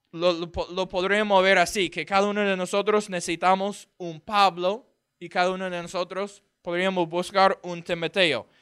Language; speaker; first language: Spanish; non-native, fluent; English